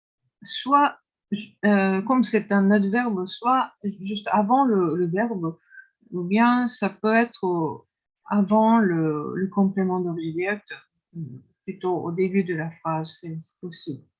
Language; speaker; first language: French; non-native, fluent; Japanese